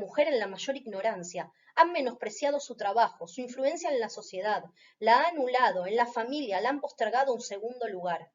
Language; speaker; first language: Spanish; native; Spanish